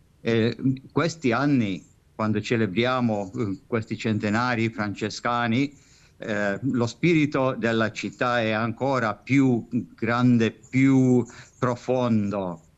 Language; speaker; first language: Italian; non-native, fluent; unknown